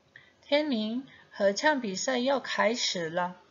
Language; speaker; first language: Chinese; non-native, fluent; Indonesian